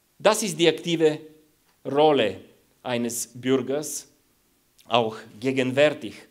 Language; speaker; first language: German; non-native, fluent; Bulgarian